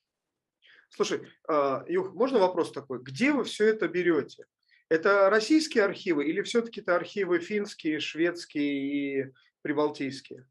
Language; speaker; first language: Russian; native; Russian